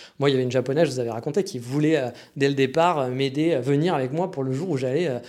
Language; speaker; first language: French; native; French